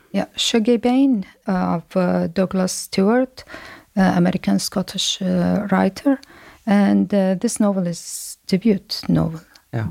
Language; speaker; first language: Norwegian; non-native, learner; Arabic